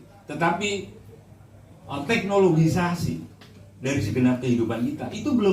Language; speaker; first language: Indonesian; non-native, local second language; Javanese